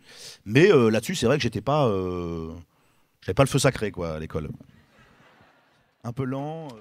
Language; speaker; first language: French; native; French